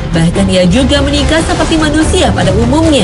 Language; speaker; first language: Indonesian; native; Indonesian